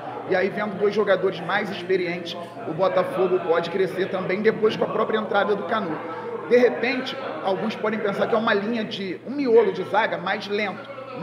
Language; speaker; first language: Portuguese; native; Portuguese